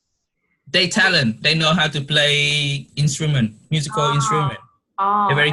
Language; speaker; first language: English; non-native, learner; Vietnamese